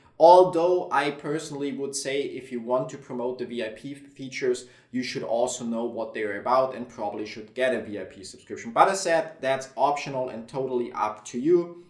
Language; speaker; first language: English; non-native, fluent; German